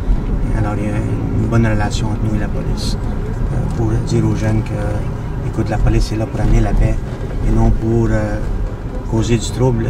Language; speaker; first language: French; native; French